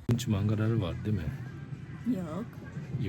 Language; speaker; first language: Turkish; early bilingual, heritage; Turkish